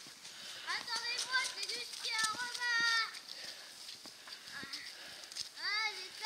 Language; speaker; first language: French; native; French